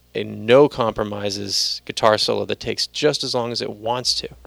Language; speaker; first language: English; native; English